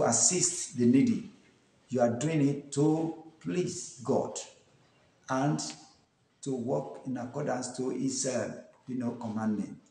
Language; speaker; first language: English; non-native, local second language; Yoruba